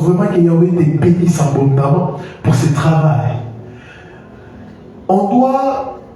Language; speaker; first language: French; non-native, local second language; Lingala